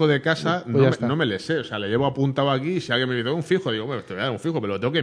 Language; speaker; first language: Spanish; native; Spanish